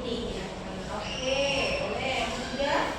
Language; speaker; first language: Indonesian; native; Indonesian